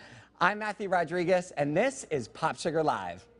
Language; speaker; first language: English; native; English